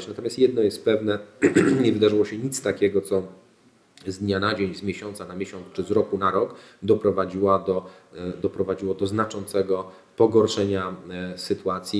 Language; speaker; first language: Polish; native; Polish